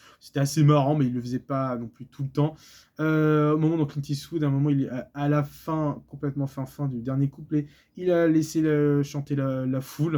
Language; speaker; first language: French; native; French